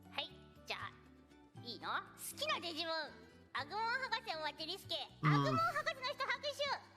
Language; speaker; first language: Japanese; native; Japanese